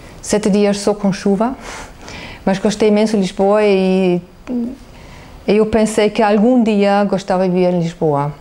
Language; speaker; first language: Portuguese; non-native, fluent; German